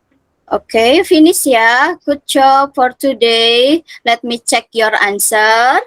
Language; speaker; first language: English; non-native, fluent; Indonesian